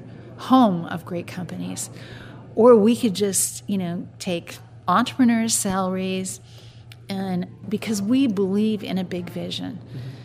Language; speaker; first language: English; native; English